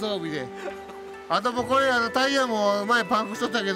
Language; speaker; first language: Japanese; native; Japanese